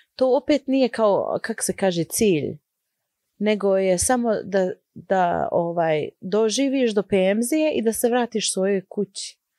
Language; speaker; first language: Croatian; early bilingual, heritage; Croatian